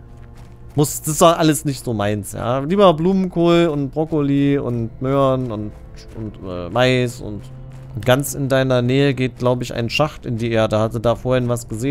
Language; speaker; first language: German; native; German